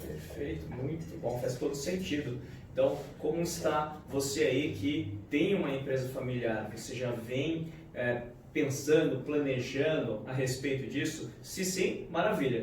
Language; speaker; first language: Portuguese; native; Portuguese